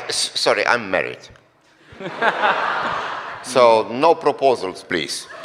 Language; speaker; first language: English; non-native, fluent; Polish